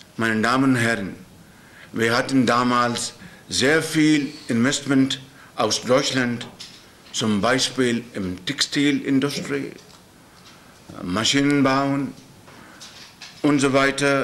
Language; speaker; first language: German; non-native, learner; Urdu